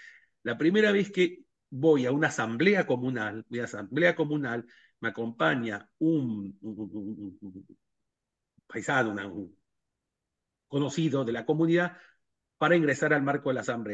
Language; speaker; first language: Spanish; native; Spanish